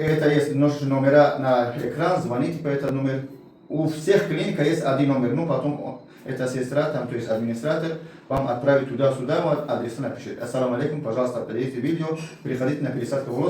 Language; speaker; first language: Russian; non-native, learner; Tajik